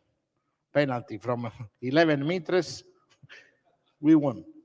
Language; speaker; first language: English; non-native, learner; Italian